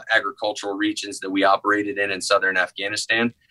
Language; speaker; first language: English; native; English